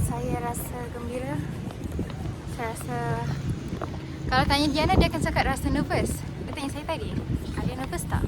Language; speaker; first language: Malay; native; Malay